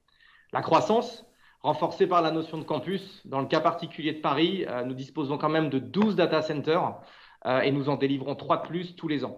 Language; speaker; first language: French; native; French